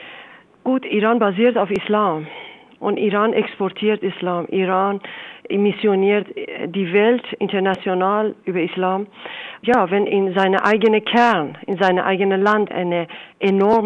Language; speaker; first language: German; non-native, fluent; Persian